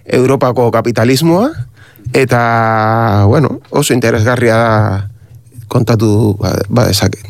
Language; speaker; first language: Basque; non-native, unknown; Spanish